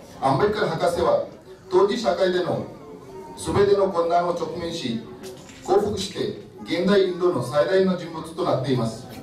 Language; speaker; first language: Japanese; non-native, fluent; Marathi